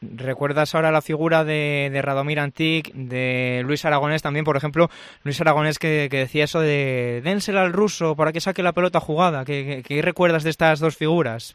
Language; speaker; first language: Spanish; native; Spanish